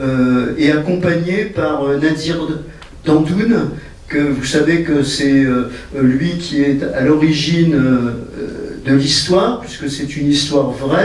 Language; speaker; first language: French; native; French